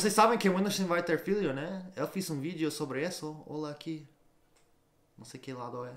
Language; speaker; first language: Portuguese; non-native, fluent; English